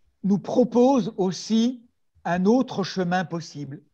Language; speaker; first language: French; native; French